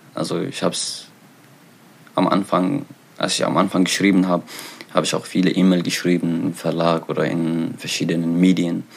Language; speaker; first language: German; non-native, learner; Tigrinya